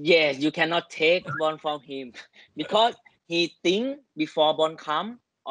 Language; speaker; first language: English; non-native, learner; Thai